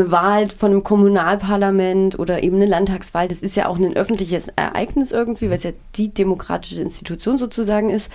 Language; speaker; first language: German; native; German